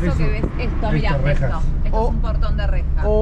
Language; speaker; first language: Spanish; native; Spanish